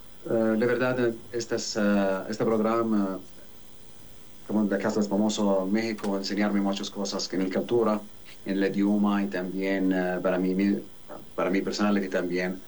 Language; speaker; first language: Spanish; non-native, learner; Arabic